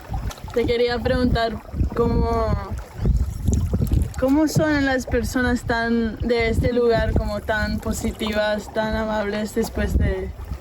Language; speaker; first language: Spanish; non-native, fluent; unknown